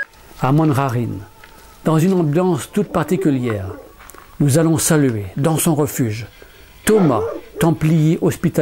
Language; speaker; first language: French; native; French